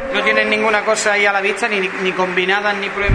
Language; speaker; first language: Spanish; native; Spanish